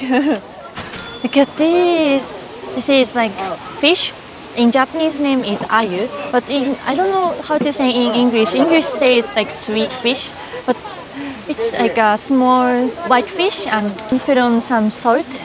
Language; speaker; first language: English; non-native, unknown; Japanese